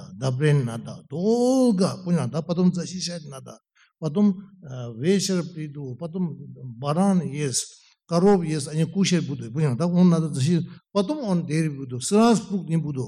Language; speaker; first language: Russian; non-native, learner; Tibetan